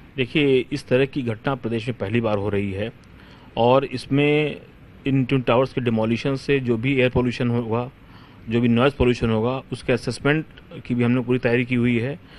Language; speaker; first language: Hindi; native; Hindi